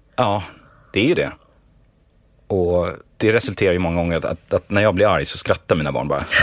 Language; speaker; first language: Swedish; native; Swedish